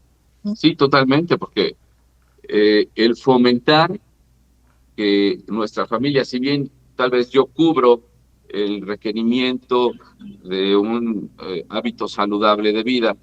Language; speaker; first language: Spanish; native; Spanish